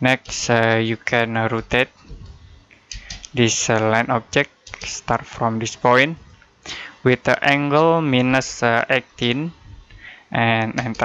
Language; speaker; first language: English; non-native, learner; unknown